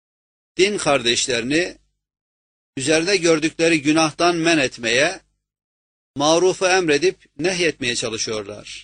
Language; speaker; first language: Turkish; native; Turkish